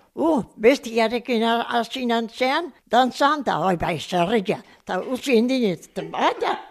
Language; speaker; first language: Basque; native; Basque